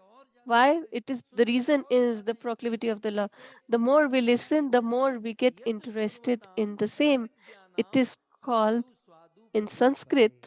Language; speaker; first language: English; non-native, local second language; Hindi